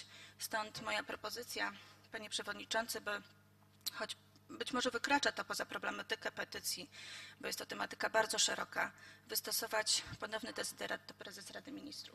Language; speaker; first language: Polish; native; Polish